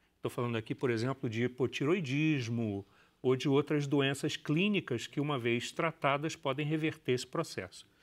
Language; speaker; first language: Portuguese; native; Portuguese